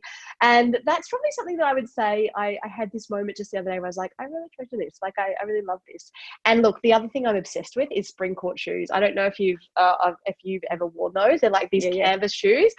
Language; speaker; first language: English; native; English